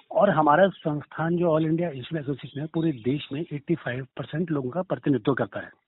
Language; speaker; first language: Hindi; native; Hindi